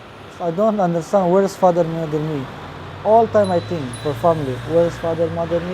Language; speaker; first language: English; non-native, learner; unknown